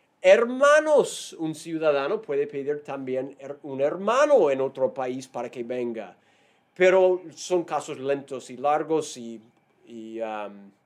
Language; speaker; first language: Spanish; non-native, fluent; English